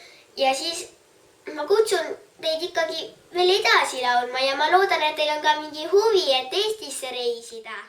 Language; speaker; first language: Estonian; early bilingual, heritage; Estonian